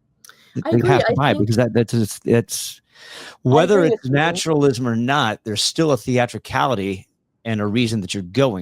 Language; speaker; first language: English; native; English